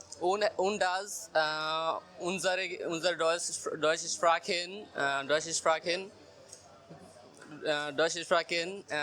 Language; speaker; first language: German; non-native, learner; Bangla